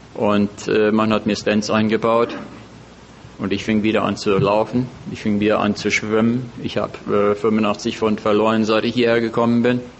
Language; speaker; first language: German; native; German